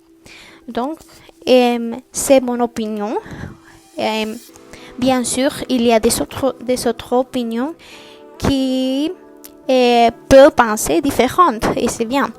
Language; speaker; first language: French; non-native, learner; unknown